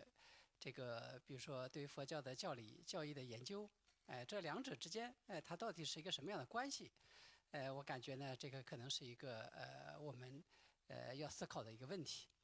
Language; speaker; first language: Chinese; native; Chinese